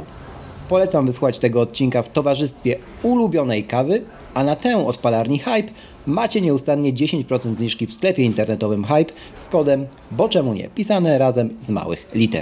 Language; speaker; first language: Polish; native; Polish